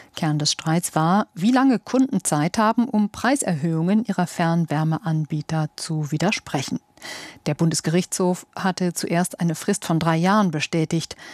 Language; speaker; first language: German; native; German